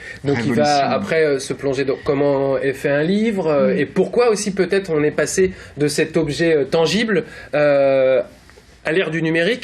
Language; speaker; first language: French; native; French